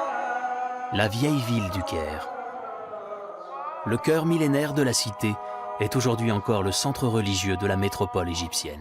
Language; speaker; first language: French; native; French